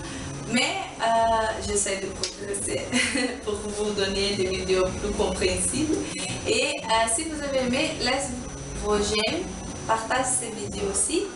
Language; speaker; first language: French; non-native, learner; Portuguese